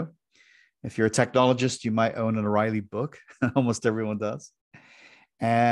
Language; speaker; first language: English; native; English